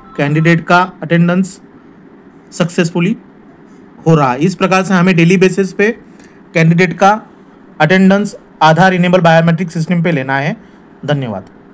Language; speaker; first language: Hindi; non-native, local second language; Marathi